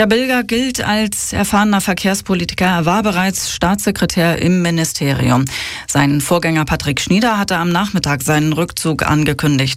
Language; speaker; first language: German; native; German